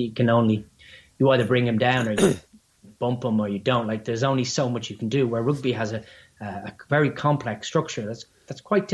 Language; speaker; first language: English; native; English